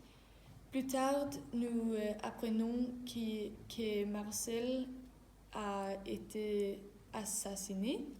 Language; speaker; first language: French; non-native, learner; Danish